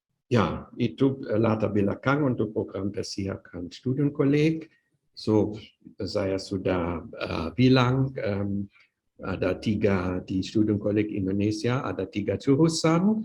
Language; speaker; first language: Indonesian; non-native, fluent; German